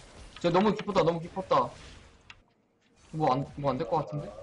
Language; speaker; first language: Korean; native; Korean